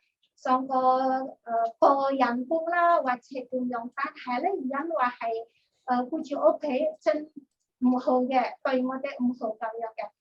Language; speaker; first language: Cantonese; non-native, learner; Indonesian